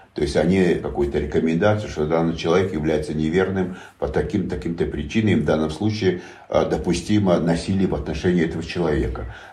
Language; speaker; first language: Russian; non-native, local second language; Tajik